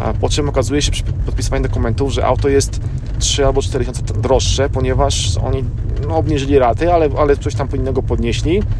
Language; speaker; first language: Polish; native; Polish